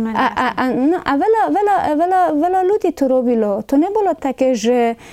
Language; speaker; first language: Slovak; non-native, fluent; Persian